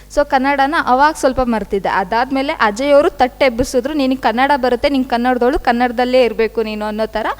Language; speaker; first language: Kannada; non-native, local second language; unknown